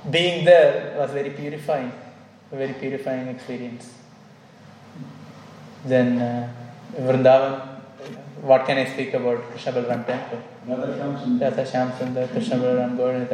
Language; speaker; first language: English; non-native, local second language; Malayalam